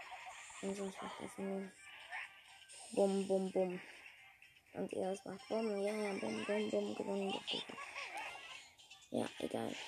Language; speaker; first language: German; native; German